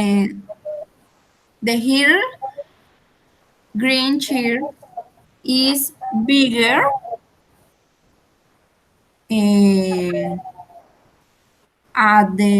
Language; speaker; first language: English; non-native, learner; Spanish